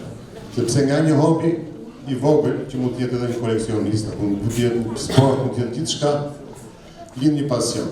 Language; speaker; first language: Albanian; native; Albanian